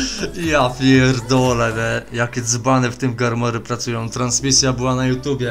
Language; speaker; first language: Polish; native; Polish